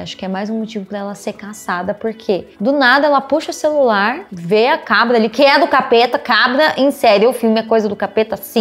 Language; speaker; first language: Portuguese; native; Portuguese